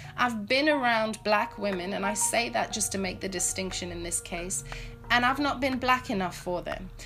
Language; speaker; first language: English; native; English